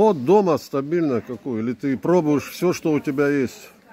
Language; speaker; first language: Russian; native; Russian